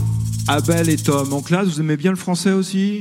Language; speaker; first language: French; native; French